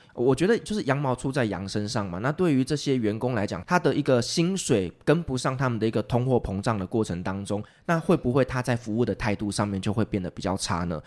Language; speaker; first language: Chinese; native; Chinese